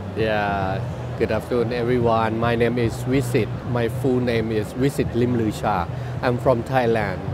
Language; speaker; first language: English; non-native, learner; Thai